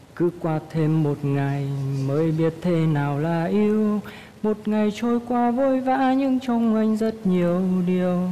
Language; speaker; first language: Vietnamese; native; Vietnamese